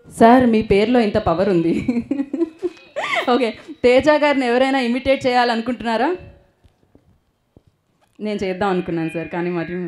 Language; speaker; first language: Telugu; native; Telugu